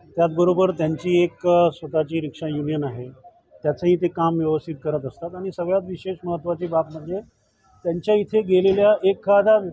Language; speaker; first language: Marathi; native; Marathi